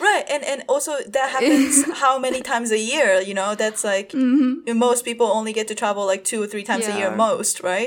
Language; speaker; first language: English; non-native, fluent; Japanese